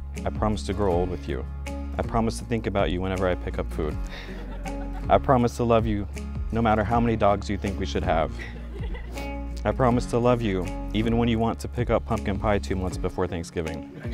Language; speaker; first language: English; native; English